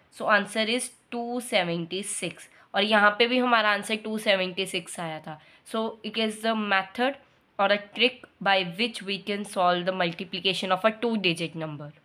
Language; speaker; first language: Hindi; non-native, local second language; Punjabi